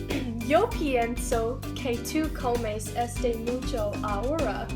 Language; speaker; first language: Spanish; non-native, learner; English